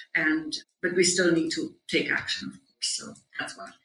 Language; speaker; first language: English; non-native, fluent; German